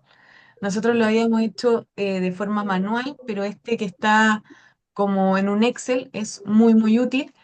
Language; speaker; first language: Spanish; native; Spanish